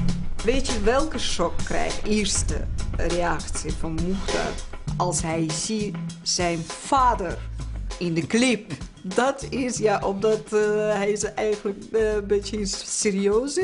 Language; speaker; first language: Dutch; non-native, learner; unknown